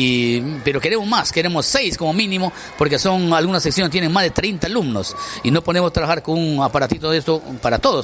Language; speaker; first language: Spanish; native; Spanish